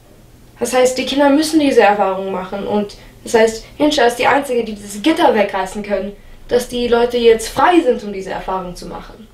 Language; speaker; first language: German; non-native, fluent; English